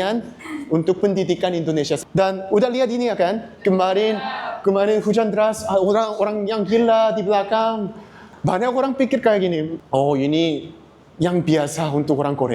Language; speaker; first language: Indonesian; non-native, learner; Korean